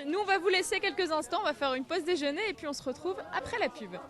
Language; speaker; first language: French; native; French